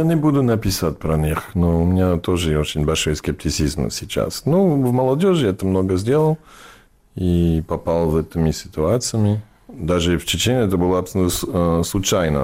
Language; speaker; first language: Russian; non-native, learner; English